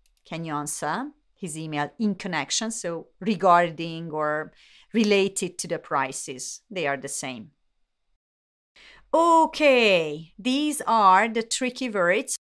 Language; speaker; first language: English; non-native, fluent; Hungarian